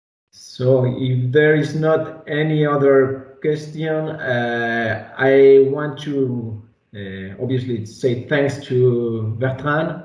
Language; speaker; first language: English; non-native, fluent; Spanish